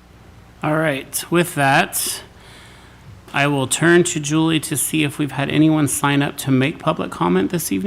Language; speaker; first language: English; native; English